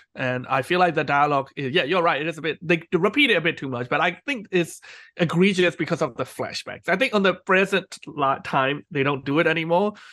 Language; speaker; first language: English; non-native, fluent; Burmese